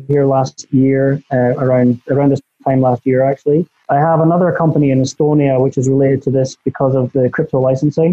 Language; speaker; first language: English; native; English